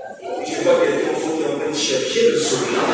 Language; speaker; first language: French; non-native, local second language; Lingala